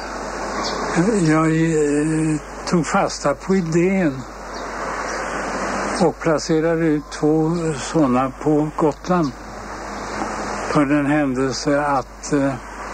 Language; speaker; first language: Swedish; native; Swedish